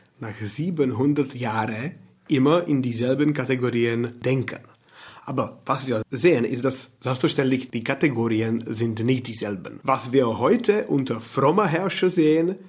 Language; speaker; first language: German; non-native, fluent; Czech